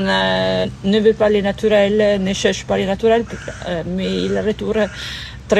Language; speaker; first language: French; non-native, learner; Italian